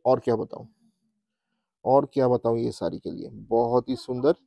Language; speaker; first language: Hindi; non-native, local second language; Bangla